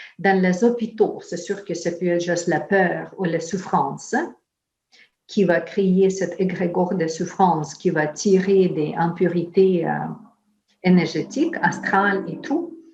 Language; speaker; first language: French; non-native, fluent; Ukrainian